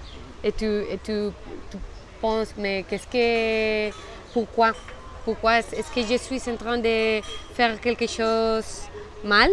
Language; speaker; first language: French; non-native, fluent; Spanish